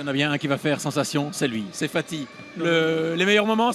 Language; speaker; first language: French; native; French